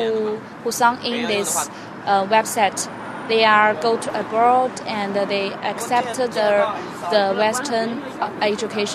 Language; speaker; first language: English; non-native, fluent; Chinese